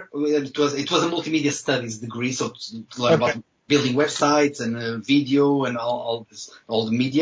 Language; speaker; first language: English; non-native, fluent; Portuguese